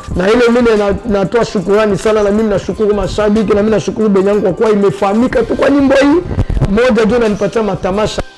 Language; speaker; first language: Swahili; non-native, local second language; French